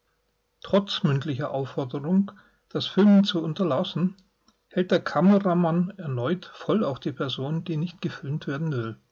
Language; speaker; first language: German; native; German